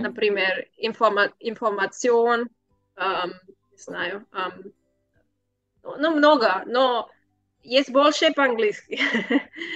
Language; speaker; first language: Russian; non-native, learner; Spanish